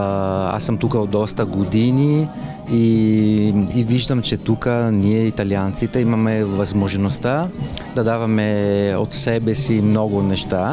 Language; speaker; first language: Bulgarian; non-native, fluent; Italian